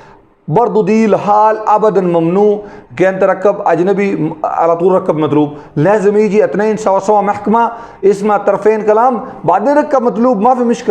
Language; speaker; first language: Arabic; non-native, learner; Urdu